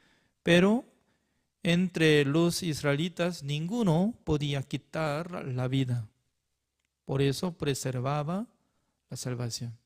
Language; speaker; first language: Spanish; non-native, fluent; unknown